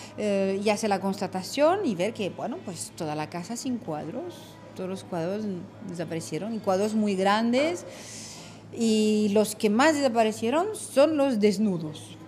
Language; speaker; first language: Spanish; non-native, fluent; French